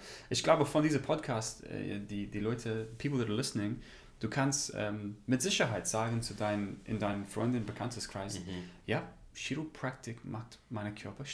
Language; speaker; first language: German; non-native, learner; English